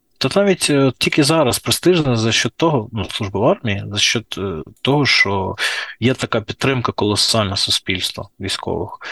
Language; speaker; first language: Ukrainian; non-native, local second language; Russian